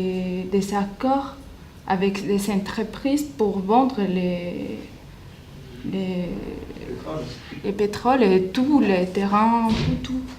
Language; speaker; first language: French; non-native, learner; Spanish